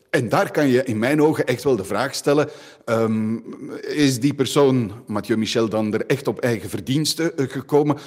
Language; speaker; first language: Dutch; native; Dutch